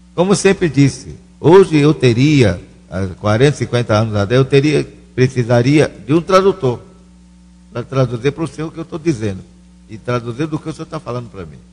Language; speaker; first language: Portuguese; non-native, local second language; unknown